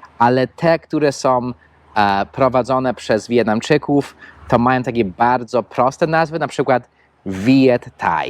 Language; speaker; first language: Polish; non-native, fluent; English